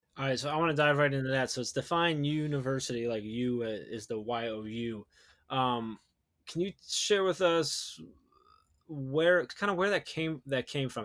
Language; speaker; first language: English; native; English